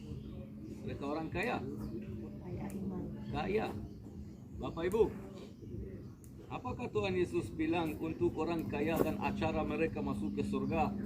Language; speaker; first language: Indonesian; non-native, fluent; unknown